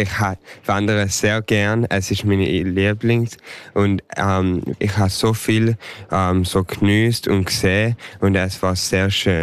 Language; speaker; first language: German; early bilingual, heritage; English